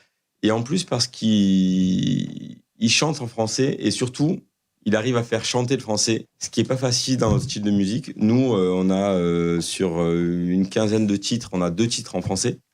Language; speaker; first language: French; native; French